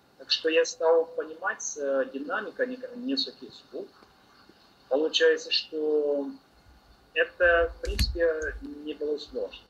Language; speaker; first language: Russian; non-native, learner; Portuguese